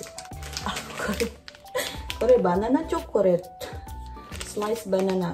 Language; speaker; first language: Japanese; non-native, learner; Indonesian